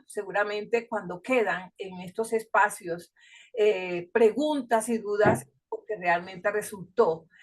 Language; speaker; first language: Spanish; native; Spanish